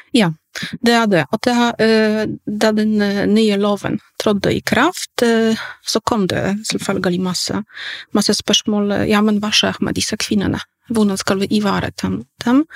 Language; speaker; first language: Norwegian; non-native, fluent; Polish